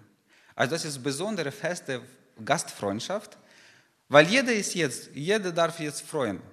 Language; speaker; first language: German; non-native, fluent; Ukrainian